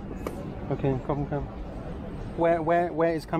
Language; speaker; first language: English; non-native, learner; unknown